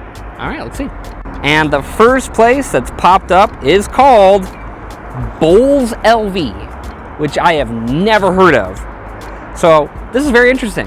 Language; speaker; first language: English; native; English